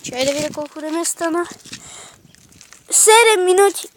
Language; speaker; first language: Bulgarian; native; Bulgarian